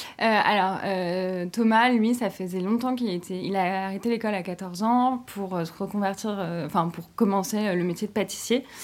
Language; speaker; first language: French; native; French